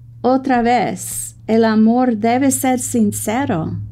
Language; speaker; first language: Spanish; non-native, fluent; English